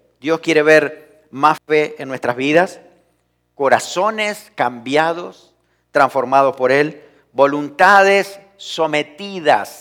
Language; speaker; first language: Spanish; native; Spanish